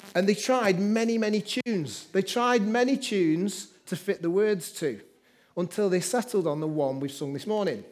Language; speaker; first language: English; native; English